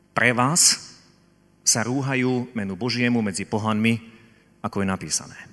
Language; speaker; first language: Slovak; native; Slovak